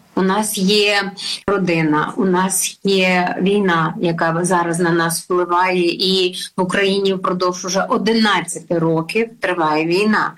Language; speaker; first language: Ukrainian; native; Ukrainian